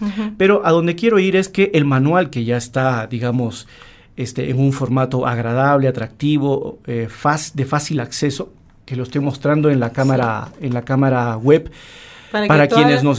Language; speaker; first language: Spanish; native; Spanish